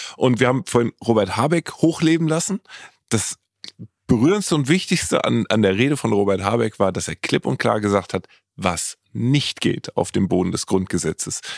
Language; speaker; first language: German; native; German